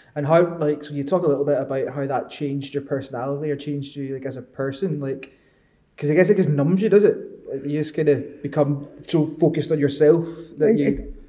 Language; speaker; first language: English; native; English